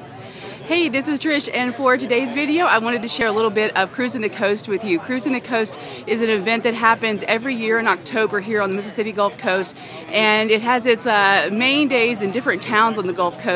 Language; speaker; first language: English; native; English